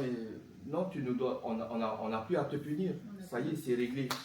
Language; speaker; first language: French; native; French